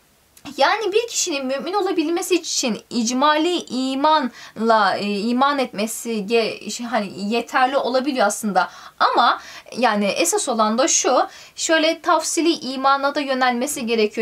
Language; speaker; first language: Turkish; native; Turkish